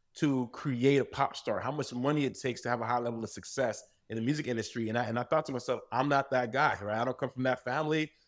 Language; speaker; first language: English; native; English